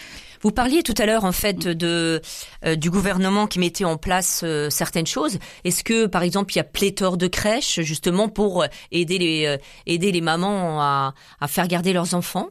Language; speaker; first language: French; native; French